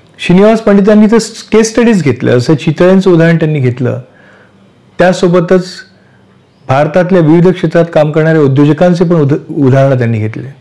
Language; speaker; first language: Marathi; native; Marathi